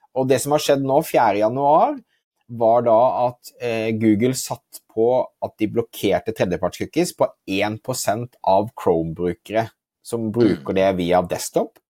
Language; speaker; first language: Norwegian; native; Norwegian